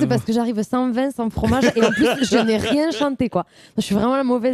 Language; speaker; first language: French; native; French